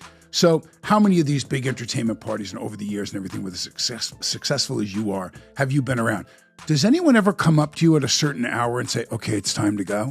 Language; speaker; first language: English; native; English